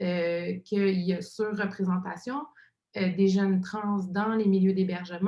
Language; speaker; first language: French; native; French